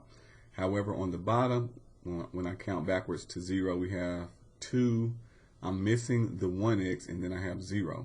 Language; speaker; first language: English; native; English